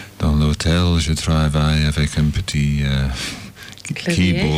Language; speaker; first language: French; non-native, learner; English